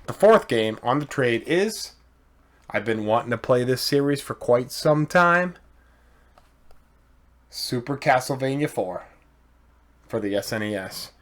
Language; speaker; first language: English; native; English